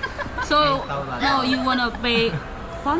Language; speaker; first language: English; non-native, learner; Indonesian